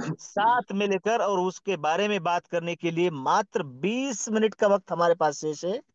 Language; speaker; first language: Hindi; non-native, local second language; Marathi